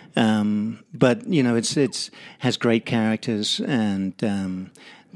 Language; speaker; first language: English; native; English